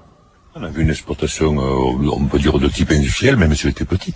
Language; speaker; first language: French; native; French